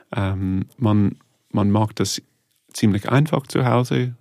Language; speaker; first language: German; non-native, fluent; English